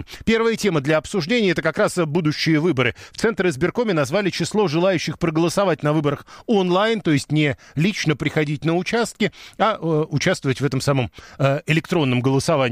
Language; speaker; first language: Russian; native; Russian